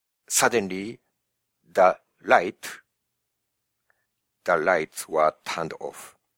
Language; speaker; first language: English; non-native, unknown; Japanese